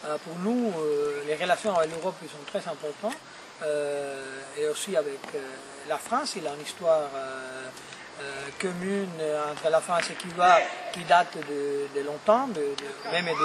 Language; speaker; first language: French; non-native, fluent; Spanish